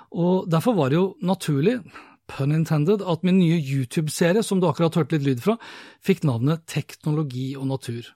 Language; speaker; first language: Norwegian; native; Norwegian